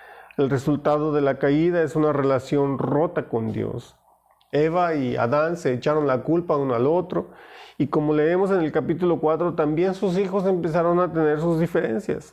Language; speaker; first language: Spanish; native; Spanish